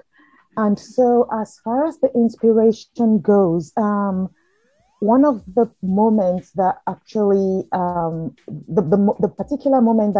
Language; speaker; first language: English; non-native, local second language; Yoruba